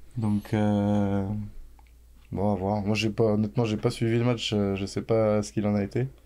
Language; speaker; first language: French; native; French